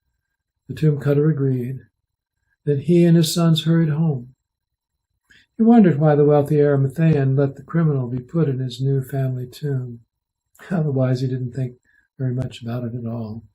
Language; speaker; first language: English; native; English